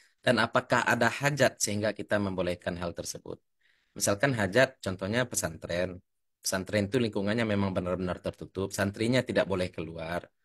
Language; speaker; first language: Indonesian; native; Indonesian